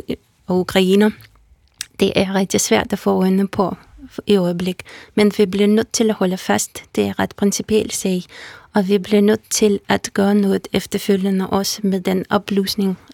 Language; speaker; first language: Danish; non-native, fluent; Russian